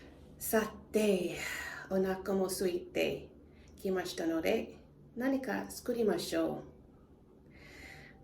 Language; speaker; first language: Japanese; non-native, learner; English